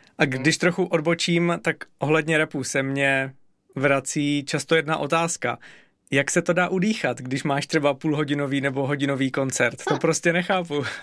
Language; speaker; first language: Czech; native; Czech